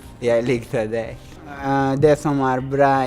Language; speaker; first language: Norwegian; non-native, learner; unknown